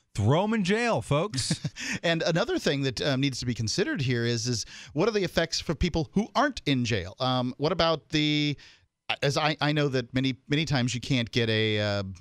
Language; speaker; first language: English; native; English